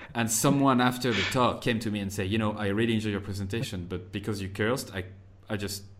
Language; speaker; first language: English; non-native, fluent; French